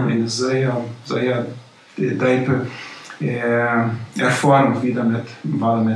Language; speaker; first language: German; non-native, learner; Plautdietsch